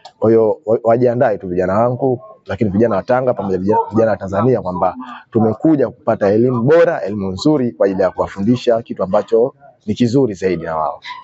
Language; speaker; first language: Swahili; native; Swahili